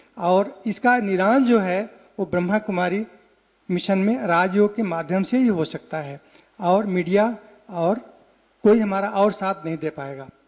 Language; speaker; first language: Hindi; native; Hindi